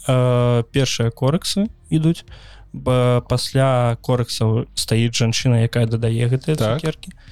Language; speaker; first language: Belarusian; native; Belarusian